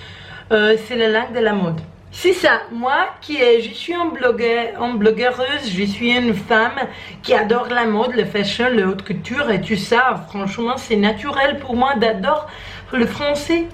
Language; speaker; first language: French; non-native, learner; Croatian